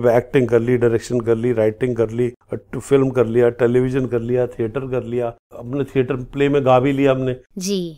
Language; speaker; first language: Hindi; native; Hindi